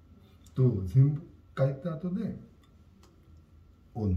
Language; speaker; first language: Japanese; non-native, learner; Hindi